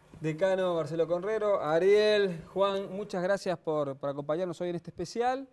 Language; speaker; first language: Spanish; native; Spanish